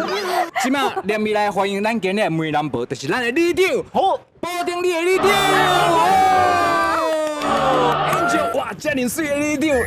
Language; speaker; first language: Chinese; native; Chinese